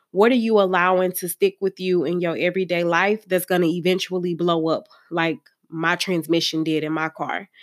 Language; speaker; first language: English; native; English